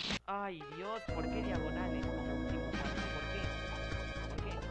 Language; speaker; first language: Spanish; native; Spanish